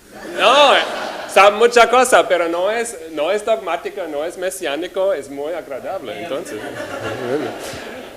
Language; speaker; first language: Spanish; non-native, fluent; German